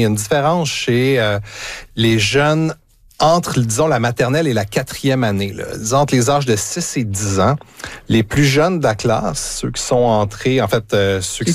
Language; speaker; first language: French; native; French